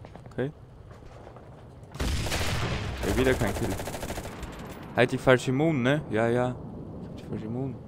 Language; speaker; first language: German; native; German